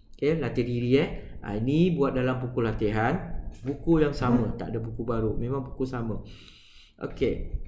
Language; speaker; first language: Malay; non-native, local second language; Chinese